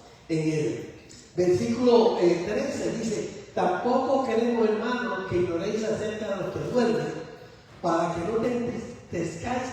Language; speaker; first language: Spanish; native; Spanish